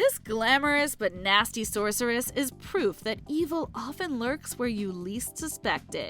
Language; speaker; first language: English; native; English